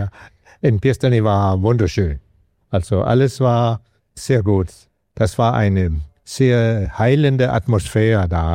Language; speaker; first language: German; non-native, fluent; Danish